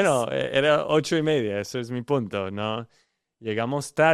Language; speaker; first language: Spanish; non-native, learner; English